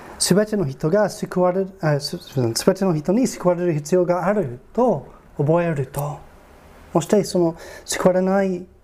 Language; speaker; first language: Japanese; non-native, fluent; English